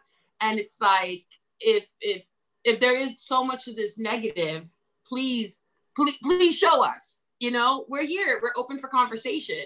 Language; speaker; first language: English; native; English